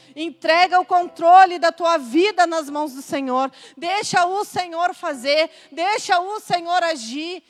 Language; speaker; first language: Portuguese; native; Portuguese